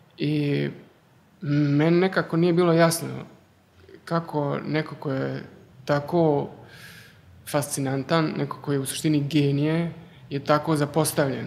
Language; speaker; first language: Serbian; early bilingual, heritage; Serbian